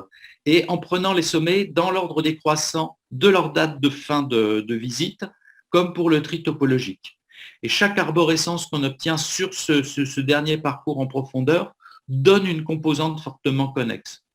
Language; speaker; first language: French; native; French